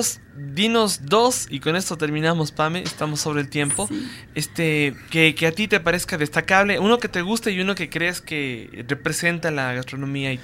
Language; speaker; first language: Spanish; native; Spanish